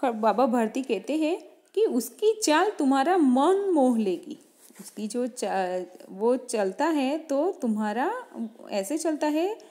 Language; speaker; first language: Hindi; non-native, local second language; Gujarati